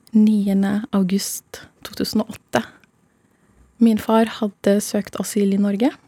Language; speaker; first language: Norwegian; non-native, fluent; Arabic